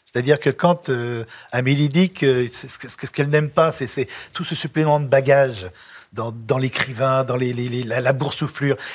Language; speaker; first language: French; native; French